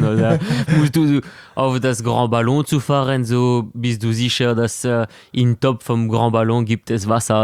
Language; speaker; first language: German; non-native, local second language; French